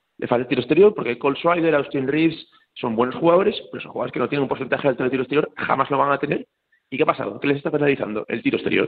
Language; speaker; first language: Spanish; native; Spanish